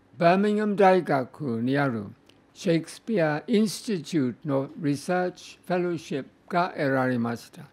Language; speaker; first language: Japanese; non-native, fluent; English